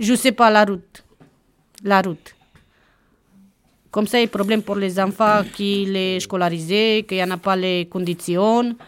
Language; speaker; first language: French; non-native, learner; Romanian